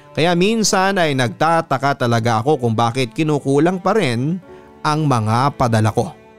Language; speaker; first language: Filipino; native; Filipino